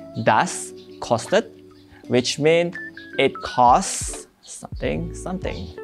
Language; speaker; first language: English; non-native, fluent; Indonesian